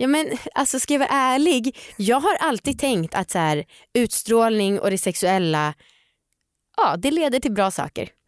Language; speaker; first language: Swedish; native; Swedish